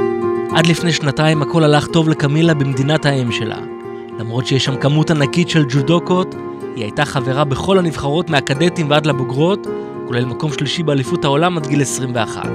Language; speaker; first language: Hebrew; native; Hebrew